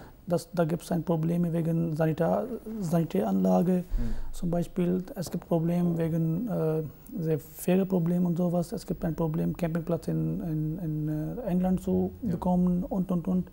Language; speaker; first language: German; non-native, fluent; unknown